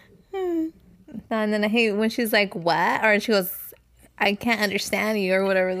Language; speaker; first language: English; early bilingual, other home language; Spanish